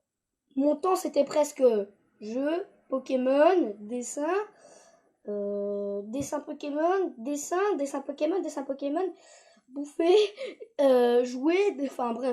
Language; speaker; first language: French; native; French